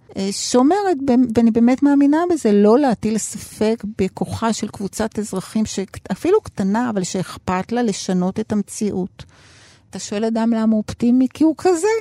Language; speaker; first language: Hebrew; early bilingual, other home language; Spanish